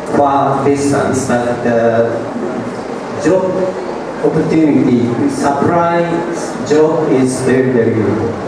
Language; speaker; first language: English; non-native, learner; Japanese